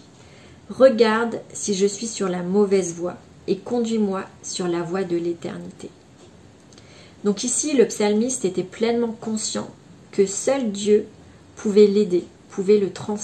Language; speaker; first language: French; native; French